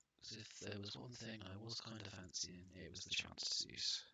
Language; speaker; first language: English; native; English